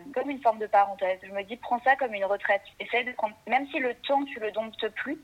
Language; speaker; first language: French; native; French